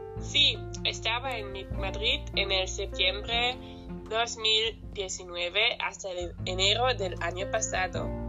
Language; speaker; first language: Spanish; non-native, learner; German